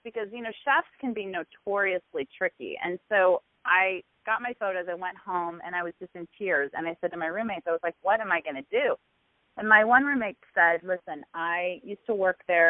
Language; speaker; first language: English; native; English